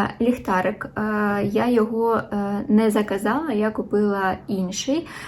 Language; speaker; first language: Ukrainian; non-native, local second language; Russian